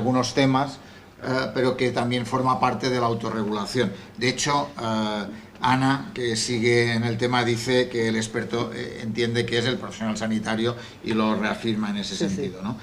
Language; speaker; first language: Spanish; native; Spanish